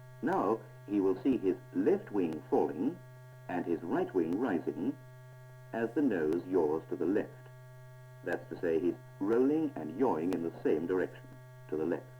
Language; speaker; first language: English; native; English